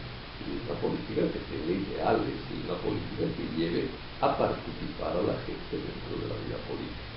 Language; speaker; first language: Spanish; native; Spanish